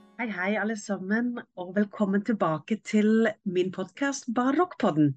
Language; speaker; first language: Norwegian; non-native, fluent; German